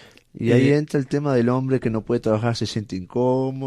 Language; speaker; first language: Spanish; native; Spanish